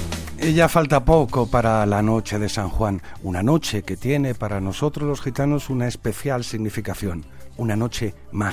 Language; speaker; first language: Spanish; native; Spanish